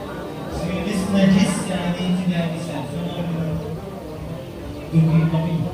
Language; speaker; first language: Indonesian; non-native, learner; Arabic